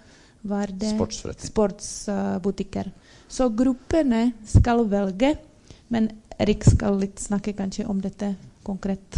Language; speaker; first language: Norwegian; non-native, learner; Czech